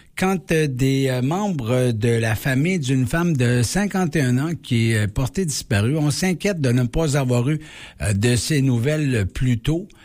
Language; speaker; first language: French; native; French